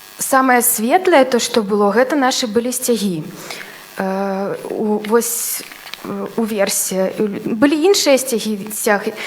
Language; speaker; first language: Belarusian; native; Belarusian